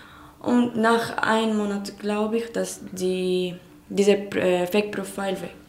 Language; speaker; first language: German; non-native, learner; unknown